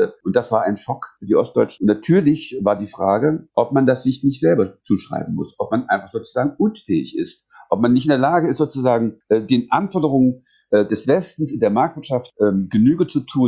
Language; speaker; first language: German; native; German